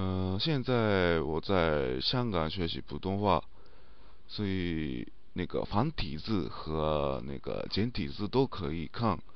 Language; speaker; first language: Chinese; non-native, learner; Japanese